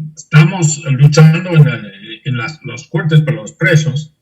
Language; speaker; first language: Spanish; non-native, fluent; English